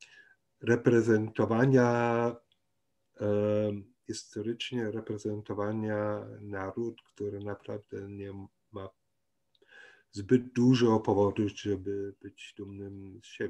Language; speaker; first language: Polish; non-native, fluent; German